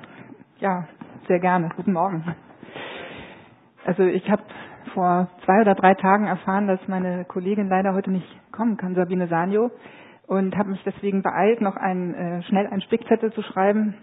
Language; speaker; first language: German; native; German